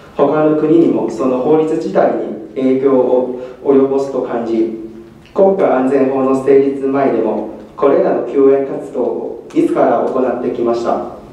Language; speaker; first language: Japanese; non-native, fluent; Cantonese